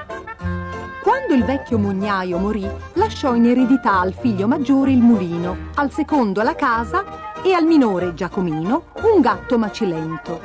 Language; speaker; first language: Italian; native; Italian